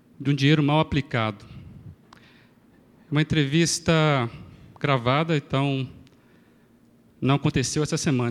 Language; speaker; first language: Portuguese; native; Portuguese